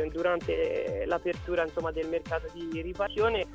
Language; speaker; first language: Italian; early bilingual, other home language; French